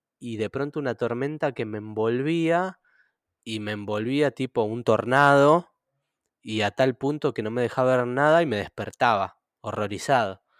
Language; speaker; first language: Spanish; native; Spanish